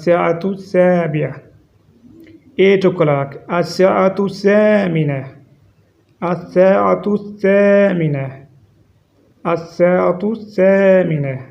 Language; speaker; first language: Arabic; non-native, fluent; Urdu